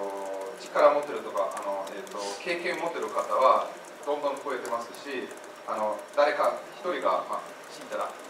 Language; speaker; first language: Japanese; non-native, fluent; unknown